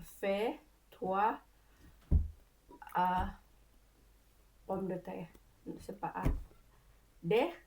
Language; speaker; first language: French; non-native, learner; Thai